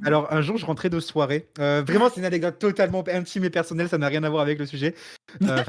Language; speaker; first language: French; native; French